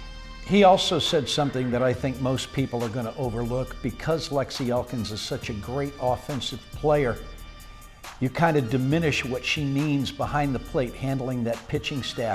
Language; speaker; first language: English; native; English